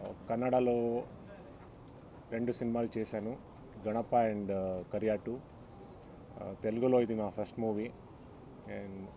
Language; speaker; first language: Telugu; non-native, local second language; Kannada